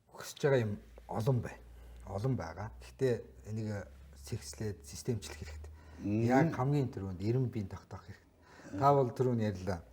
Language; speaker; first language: Mongolian; non-native, local second language; Kazakh